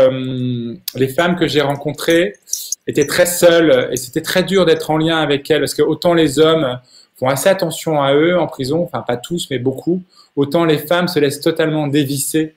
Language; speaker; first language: French; native; French